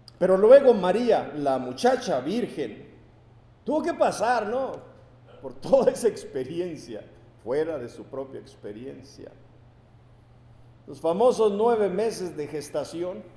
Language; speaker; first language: Spanish; native; Spanish